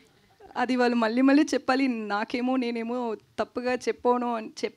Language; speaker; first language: Telugu; non-native, learner; Tamil